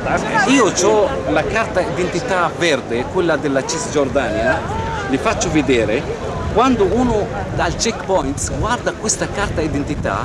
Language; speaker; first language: Italian; non-native, fluent; Arabic